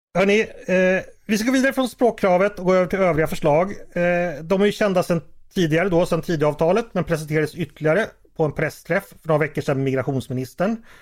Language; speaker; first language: Swedish; native; Swedish